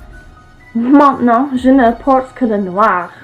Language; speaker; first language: French; non-native, learner; English